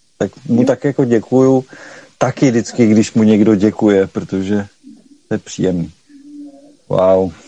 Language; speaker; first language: Czech; native; Czech